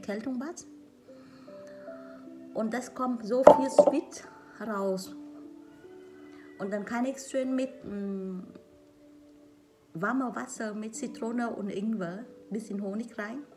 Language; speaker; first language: German; non-native, learner; Vietnamese